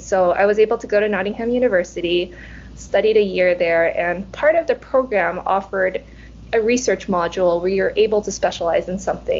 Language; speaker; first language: English; early bilingual, other home language; Cantonese